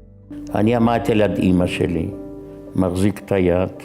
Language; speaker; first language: Hebrew; non-native, fluent; Yiddish